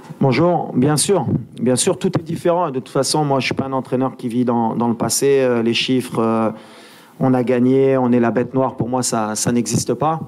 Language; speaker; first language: French; native; French